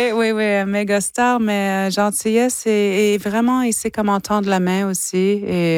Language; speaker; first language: French; non-native, local second language; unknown